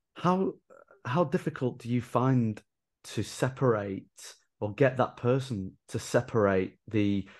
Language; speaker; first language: English; native; English